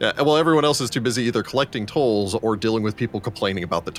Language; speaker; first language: English; native; English